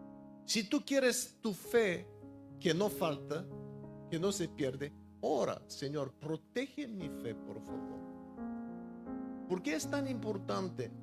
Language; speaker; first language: Spanish; non-native, fluent; Bulgarian